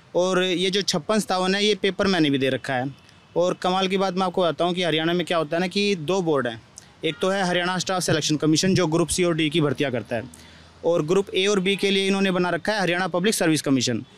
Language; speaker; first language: Hindi; native; Hindi